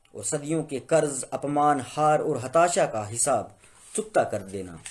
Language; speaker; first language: Hindi; native; Hindi